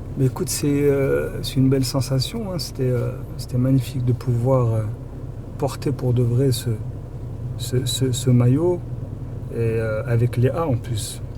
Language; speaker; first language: French; early bilingual, other home language; Arabic